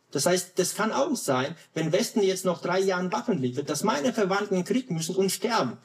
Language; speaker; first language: German; non-native, fluent; Russian